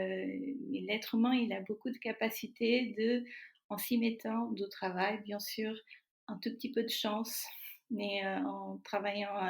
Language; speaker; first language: French; non-native, fluent; Portuguese